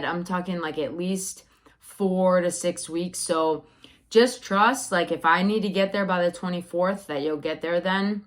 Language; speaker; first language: English; native; English